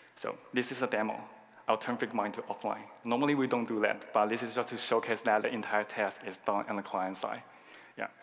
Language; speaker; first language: English; non-native, fluent; Chinese